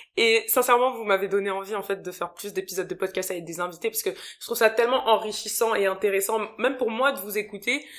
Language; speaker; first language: French; native; French